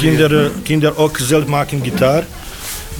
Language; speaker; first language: Dutch; non-native, learner; Bosnian